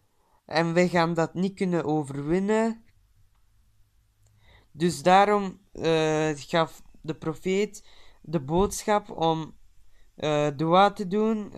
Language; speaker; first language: Dutch; early bilingual, other home language; Turkish